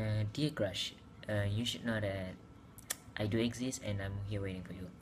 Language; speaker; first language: English; non-native, local second language; Malay